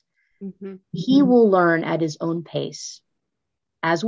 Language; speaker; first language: English; native; English